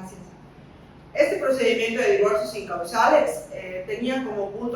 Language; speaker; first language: Spanish; native; Spanish